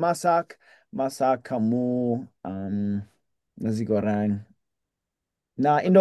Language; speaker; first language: Indonesian; non-native, learner; English